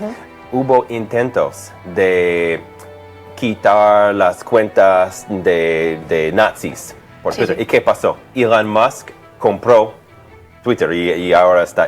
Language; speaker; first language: Spanish; non-native, fluent; English